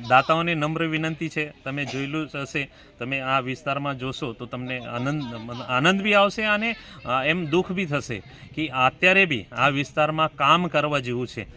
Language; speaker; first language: Gujarati; non-native, local second language; Marathi